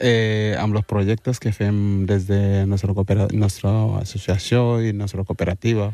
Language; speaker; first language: Catalan; early bilingual, other home language; Wolof